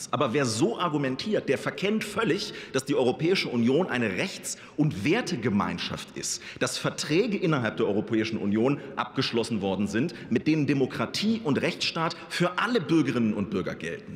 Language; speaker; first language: German; native; German